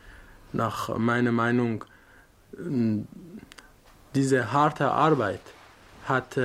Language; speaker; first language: German; non-native, learner; Persian